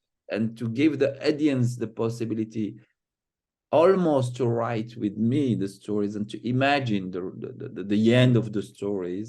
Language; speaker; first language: English; non-native, fluent; Arabic